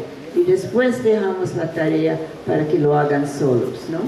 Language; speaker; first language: Spanish; non-native, fluent; English